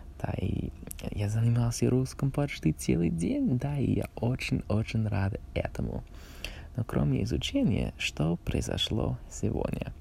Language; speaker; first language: Russian; non-native, learner; English